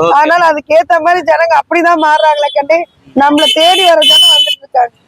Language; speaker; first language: Tamil; native; Tamil